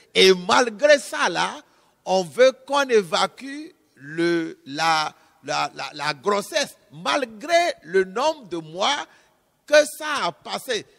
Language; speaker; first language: French; non-native, local second language; Fon